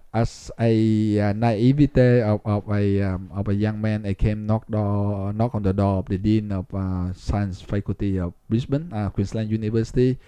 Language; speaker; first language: English; non-native, fluent; Vietnamese